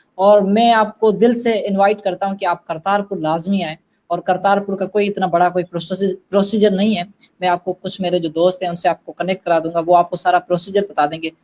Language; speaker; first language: Urdu; non-native, local second language; Sindhi